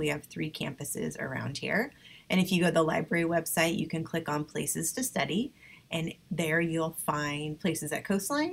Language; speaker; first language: English; native; English